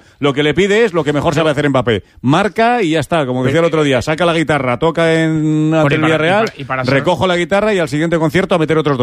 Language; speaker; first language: Spanish; native; Spanish